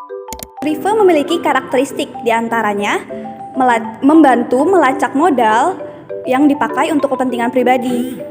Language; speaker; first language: Indonesian; native; Indonesian